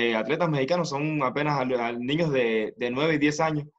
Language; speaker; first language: Spanish; native; Spanish